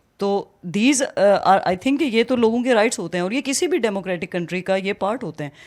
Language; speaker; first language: Urdu; non-native, local second language; Pahari-Potwari